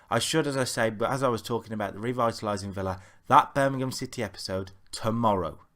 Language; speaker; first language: English; native; English